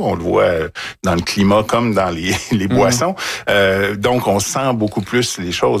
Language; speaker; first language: French; native; French